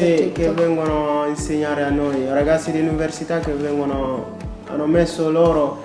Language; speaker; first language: Italian; non-native, learner; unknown